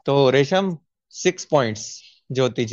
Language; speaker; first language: Hindi; native; Hindi